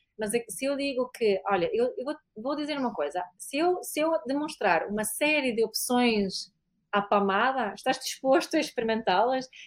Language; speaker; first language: Portuguese; non-native, fluent; Serbian